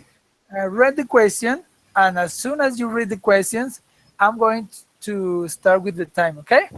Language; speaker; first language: English; non-native, fluent; Spanish